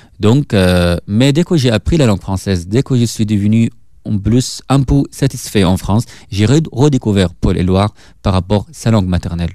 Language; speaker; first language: French; non-native, fluent; Arabic